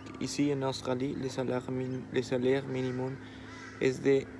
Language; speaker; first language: French; non-native, learner; Spanish